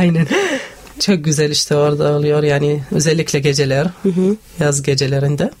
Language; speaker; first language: Turkish; non-native, learner; Arabic